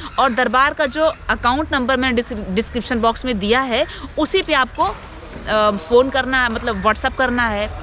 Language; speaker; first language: Hindi; native; Hindi